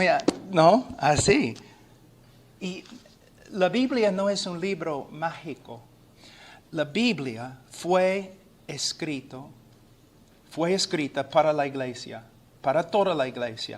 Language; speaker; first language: Spanish; non-native, fluent; English